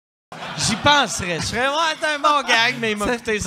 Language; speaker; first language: French; native; French